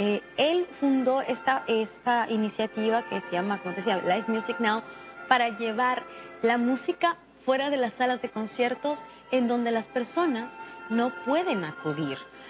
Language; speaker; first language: Spanish; native; Spanish